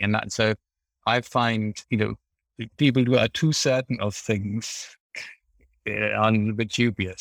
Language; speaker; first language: English; non-native, fluent; German